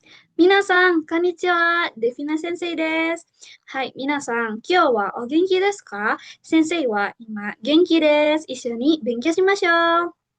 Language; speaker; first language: Japanese; non-native, learner; Indonesian